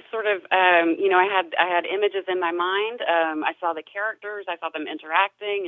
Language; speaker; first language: English; native; English